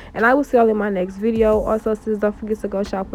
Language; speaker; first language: English; native; English